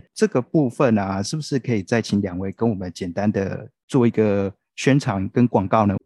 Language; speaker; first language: Chinese; non-native, local second language; Min Nan Chinese